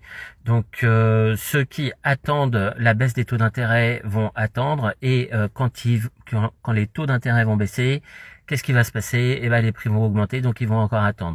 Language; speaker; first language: French; native; French